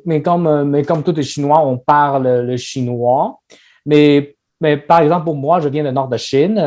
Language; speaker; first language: French; non-native, learner; Chinese